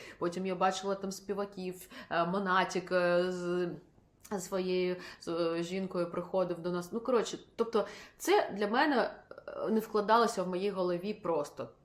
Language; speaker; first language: Ukrainian; non-native, local second language; Russian